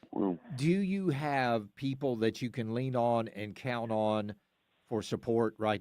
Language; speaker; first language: English; native; English